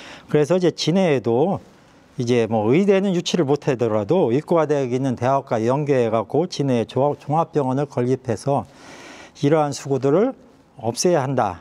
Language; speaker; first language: Korean; native; Korean